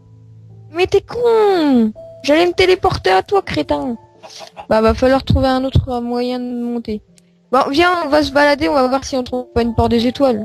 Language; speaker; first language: French; native; French